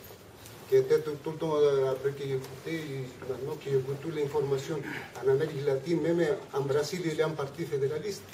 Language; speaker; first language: French; non-native, learner; Spanish